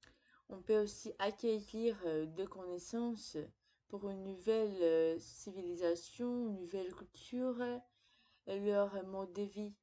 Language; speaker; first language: French; non-native, fluent; Greek